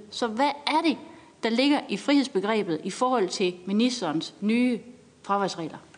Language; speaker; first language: Danish; native; Danish